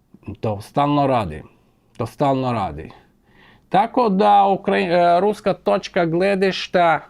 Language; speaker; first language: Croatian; non-native, fluent; Ukrainian